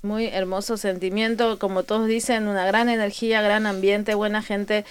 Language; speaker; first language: Spanish; native; Spanish